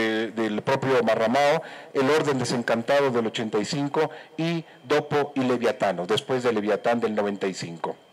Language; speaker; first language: Spanish; native; Spanish